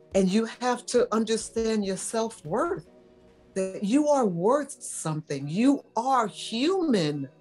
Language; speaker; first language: English; native; English